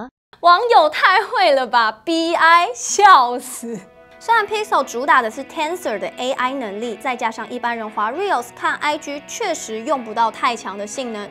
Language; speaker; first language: Chinese; native; Chinese